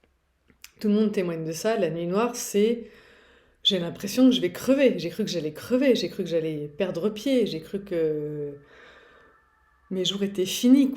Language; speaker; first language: French; native; French